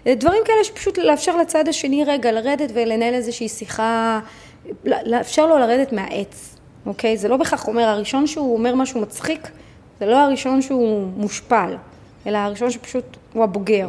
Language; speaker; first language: Hebrew; early bilingual, other home language; Arabic